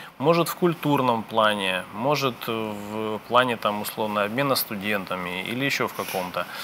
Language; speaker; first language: Russian; native; Russian